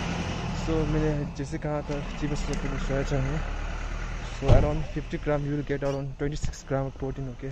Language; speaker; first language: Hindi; non-native, local second language; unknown